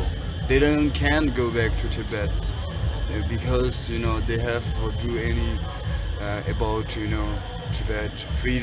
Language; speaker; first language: English; non-native, learner; Tibetan